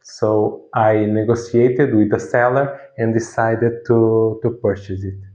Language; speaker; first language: English; non-native, fluent; Portuguese